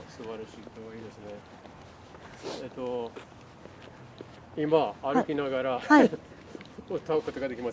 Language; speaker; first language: Japanese; non-native, fluent; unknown